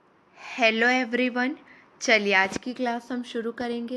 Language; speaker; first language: Hindi; native; Hindi